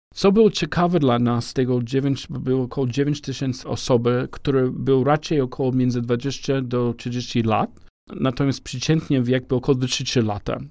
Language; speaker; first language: Polish; non-native, learner; English